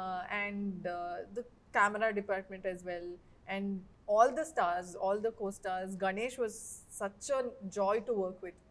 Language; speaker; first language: Telugu; non-native, fluent; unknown